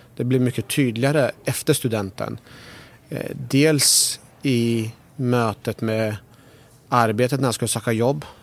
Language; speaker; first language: Swedish; early bilingual, other home language; Persian